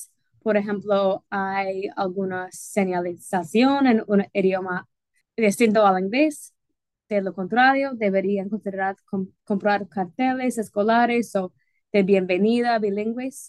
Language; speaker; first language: Spanish; non-native, fluent; English